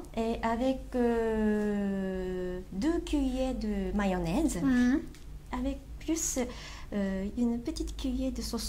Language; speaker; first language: French; non-native, learner; Japanese